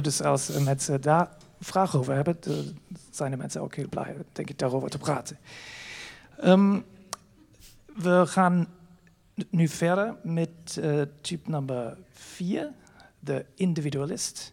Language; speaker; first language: Dutch; non-native, fluent; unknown